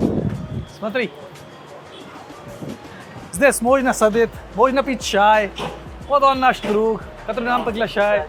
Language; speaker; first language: Russian; non-native, learner; Hindi